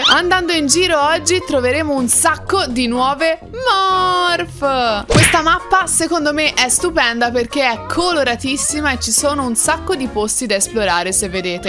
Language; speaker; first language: Italian; native; Italian